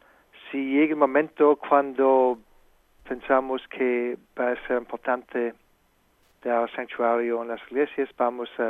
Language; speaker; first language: Spanish; non-native, fluent; English